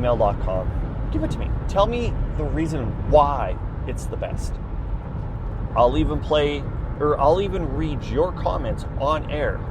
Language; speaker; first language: English; native; English